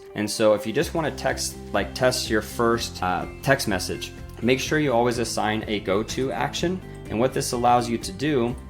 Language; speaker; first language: English; native; English